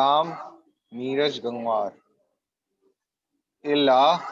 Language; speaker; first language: French; non-native, learner; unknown